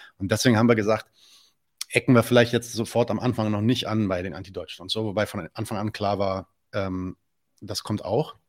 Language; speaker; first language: German; early bilingual, other home language; Arabic